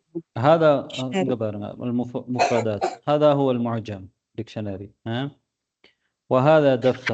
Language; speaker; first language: Arabic; non-native, fluent; Tamil